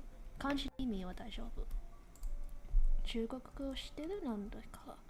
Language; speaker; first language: Japanese; non-native, learner; English